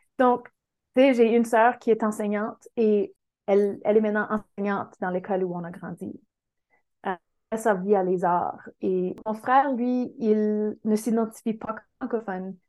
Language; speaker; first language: French; native; French